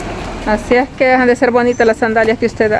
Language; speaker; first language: Spanish; native; Spanish